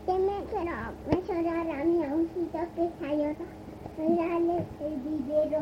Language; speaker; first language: Spanish; early bilingual, heritage; Spanish